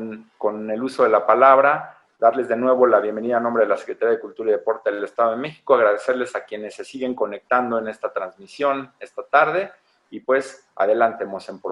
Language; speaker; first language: Spanish; native; Spanish